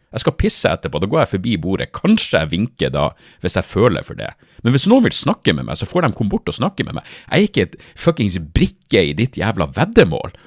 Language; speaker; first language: Norwegian; native; Norwegian